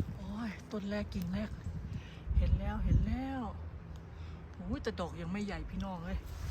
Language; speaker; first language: Thai; native; Thai